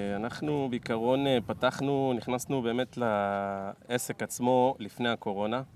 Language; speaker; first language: Hebrew; native; Hebrew